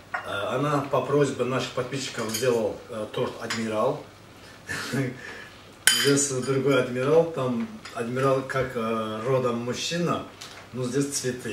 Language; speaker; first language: Russian; non-native, fluent; Azerbaijani